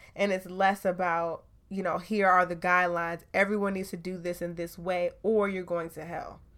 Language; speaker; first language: English; native; English